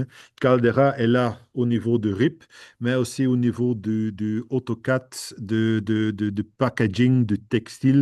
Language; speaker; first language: French; non-native, fluent; Dutch